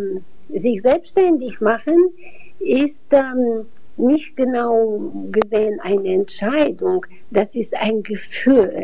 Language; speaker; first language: German; non-native, fluent; Bulgarian